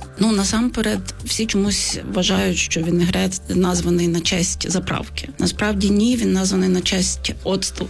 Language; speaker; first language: Ukrainian; native; Ukrainian